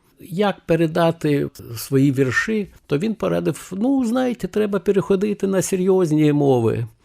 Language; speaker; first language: Ukrainian; non-native, fluent; Lithuanian